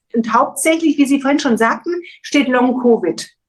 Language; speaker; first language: German; native; German